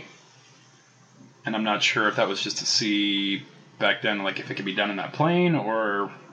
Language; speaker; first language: English; native; English